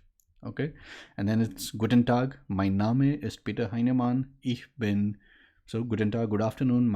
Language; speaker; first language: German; non-native, learner; Maithili